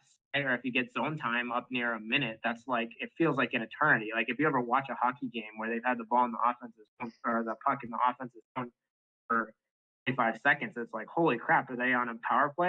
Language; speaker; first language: English; native; English